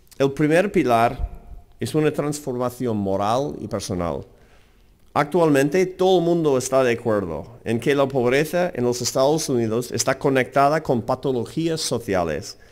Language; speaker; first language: Spanish; non-native, fluent; English